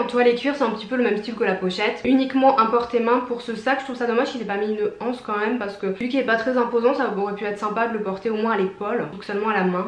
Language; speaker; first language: French; native; French